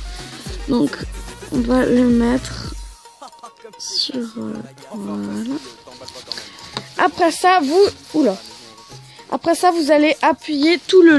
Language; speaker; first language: French; native; French